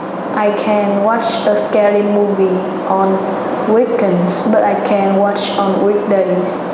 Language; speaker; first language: English; non-native, learner; Vietnamese